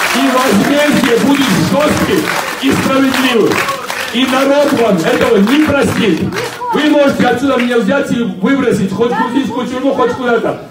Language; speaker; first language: Russian; non-native, local second language; Georgian